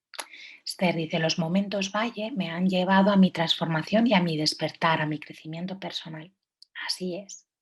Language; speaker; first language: Spanish; native; Spanish